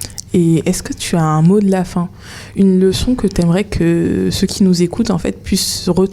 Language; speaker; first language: French; native; French